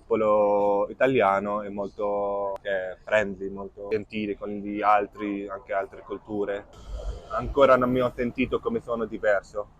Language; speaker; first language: Italian; non-native, fluent; Arabic